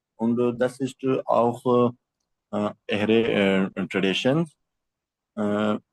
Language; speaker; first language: German; non-native, learner; Hindi